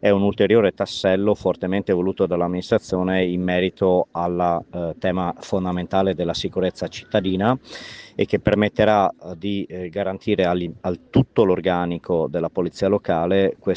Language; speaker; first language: Italian; native; Italian